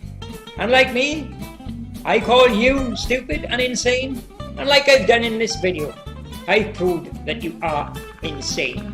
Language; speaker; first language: English; native; English